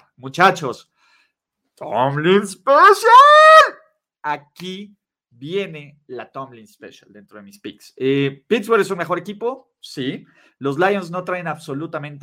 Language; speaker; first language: Spanish; native; Spanish